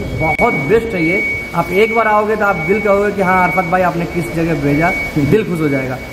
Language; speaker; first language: Hindi; native; Hindi